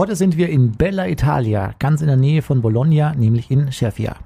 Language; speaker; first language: German; native; German